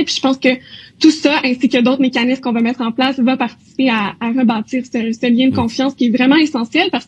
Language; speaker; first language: French; native; French